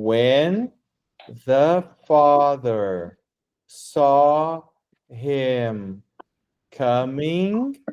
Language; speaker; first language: English; non-native, fluent; Portuguese